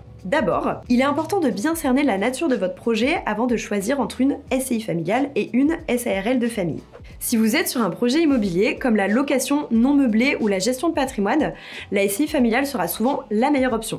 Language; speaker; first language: French; native; French